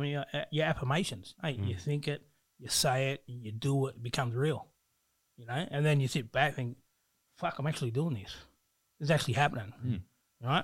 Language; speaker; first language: English; native; English